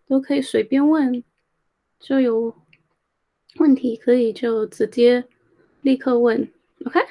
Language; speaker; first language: Chinese; early bilingual, heritage; Chinese